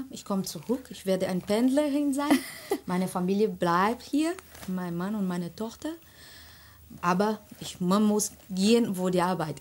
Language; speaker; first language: German; non-native, learner; Portuguese